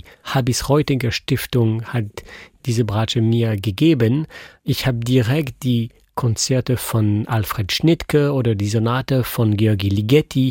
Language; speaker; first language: German; non-native, fluent; French